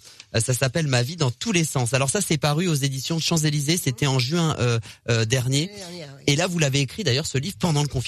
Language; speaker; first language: French; native; French